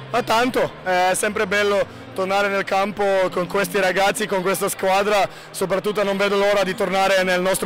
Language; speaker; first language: Italian; non-native, fluent; Slovenian